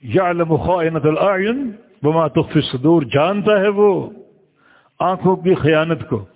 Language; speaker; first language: Urdu; native; Urdu